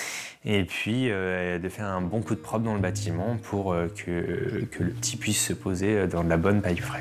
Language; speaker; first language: French; native; French